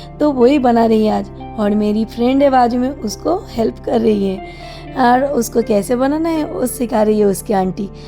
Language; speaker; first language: Hindi; non-native, local second language; Bangla